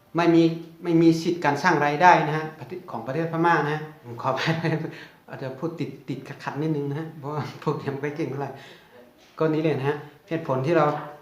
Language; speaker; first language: Thai; non-native, fluent; Shan